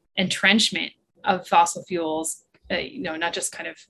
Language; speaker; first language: English; native; English